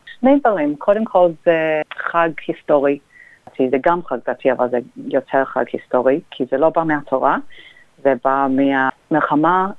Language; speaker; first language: Hebrew; non-native, fluent; English